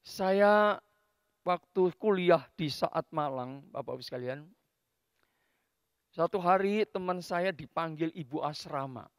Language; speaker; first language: Indonesian; native; Indonesian